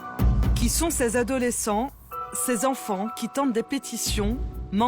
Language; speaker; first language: French; native; French